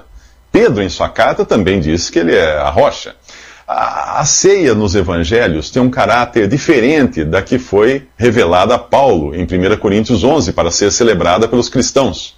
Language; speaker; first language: Portuguese; native; Portuguese